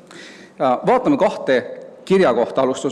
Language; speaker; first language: Estonian; native; Estonian